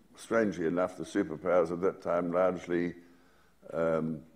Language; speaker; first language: English; native; English